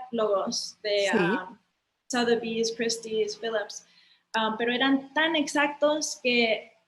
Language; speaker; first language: Spanish; early bilingual, heritage; Spanish